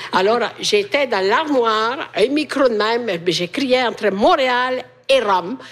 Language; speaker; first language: French; non-native, fluent; Italian